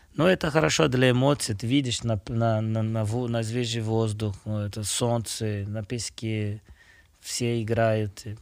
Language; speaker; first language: Russian; non-native, fluent; Portuguese